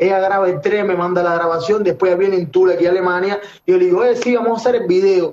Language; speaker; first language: Spanish; native; Spanish